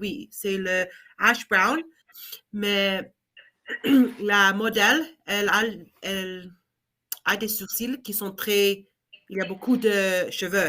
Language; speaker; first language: French; non-native, learner; English